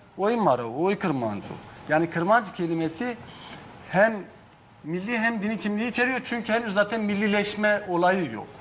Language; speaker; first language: Turkish; non-native, local second language; Zaza